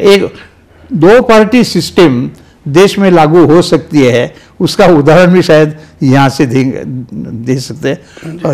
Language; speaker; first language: Hindi; non-native, local second language; Marathi